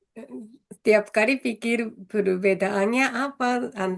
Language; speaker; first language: Indonesian; non-native, learner; Japanese